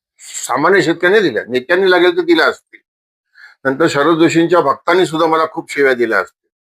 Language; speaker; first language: Marathi; non-native, local second language; Marwari